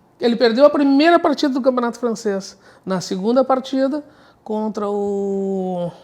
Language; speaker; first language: Portuguese; native; Portuguese